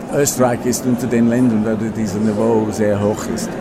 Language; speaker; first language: German; non-native, fluent; English